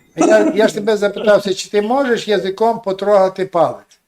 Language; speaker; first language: Russian; non-native, local second language; Ukrainian